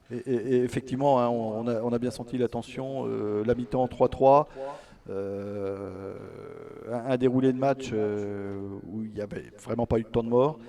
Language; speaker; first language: French; native; French